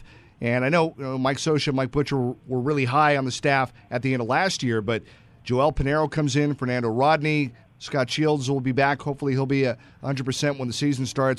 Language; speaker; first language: English; native; English